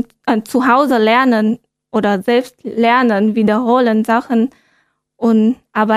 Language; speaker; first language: German; non-native, learner; Vietnamese